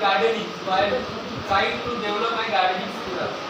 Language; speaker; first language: English; non-native, local second language; Marathi